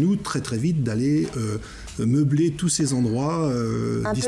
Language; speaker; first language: French; native; French